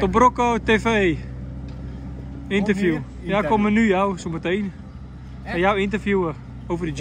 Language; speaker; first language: Dutch; native; Dutch